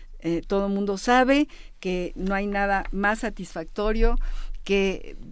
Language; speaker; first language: Spanish; native; Spanish